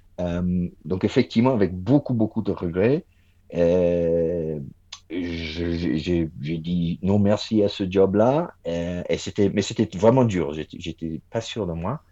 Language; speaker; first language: French; non-native, fluent; English